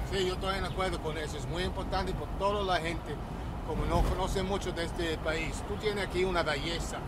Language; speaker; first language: Spanish; early bilingual, heritage; Spanish